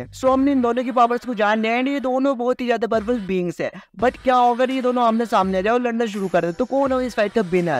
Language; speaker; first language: Hindi; native; Hindi